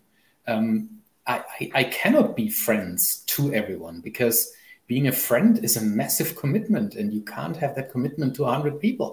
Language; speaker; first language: English; non-native, fluent; German